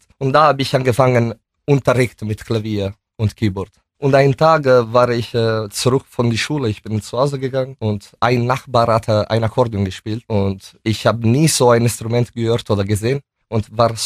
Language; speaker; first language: German; non-native, fluent; Italian